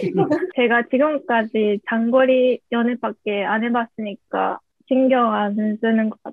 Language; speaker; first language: Korean; non-native, learner; Japanese